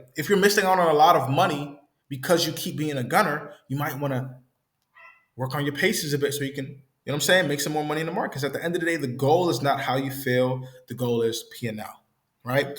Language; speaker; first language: English; native; English